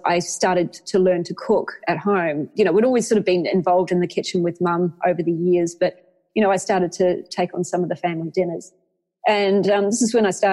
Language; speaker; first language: English; native; English